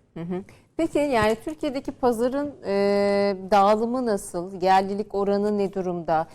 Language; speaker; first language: Turkish; native; Turkish